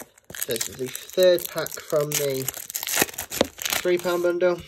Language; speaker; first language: English; native; English